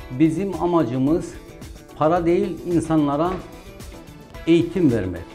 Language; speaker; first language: Turkish; native; Turkish